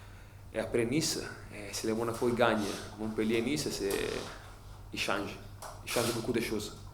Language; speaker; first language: French; non-native, learner; Italian